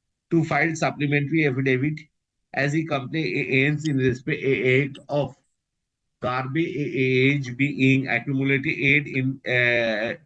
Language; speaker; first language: English; non-native, local second language; Bangla